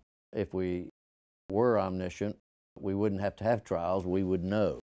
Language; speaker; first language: English; native; English